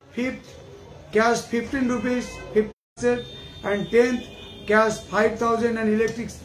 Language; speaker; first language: Hindi; non-native, local second language; Bangla